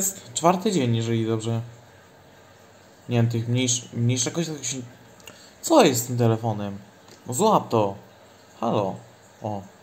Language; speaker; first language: Polish; native; Polish